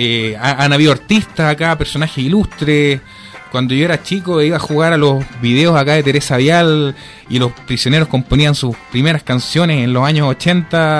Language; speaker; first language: Spanish; native; Spanish